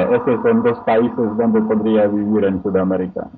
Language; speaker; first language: Spanish; non-native, fluent; Polish